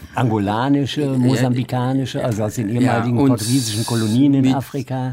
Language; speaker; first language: German; native; German